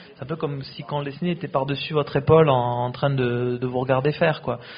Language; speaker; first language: French; native; French